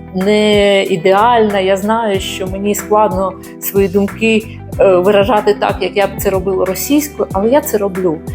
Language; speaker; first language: Ukrainian; non-native, local second language; Russian